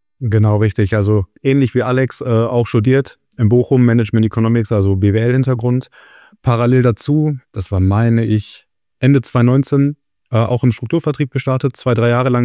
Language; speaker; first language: German; native; German